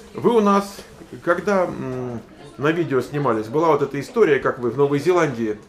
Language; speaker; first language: Russian; native; Russian